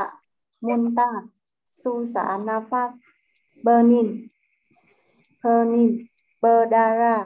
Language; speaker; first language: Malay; non-native, learner; Vietnamese